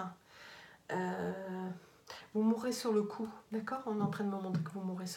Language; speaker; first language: French; native; French